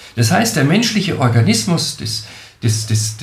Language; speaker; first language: German; native; German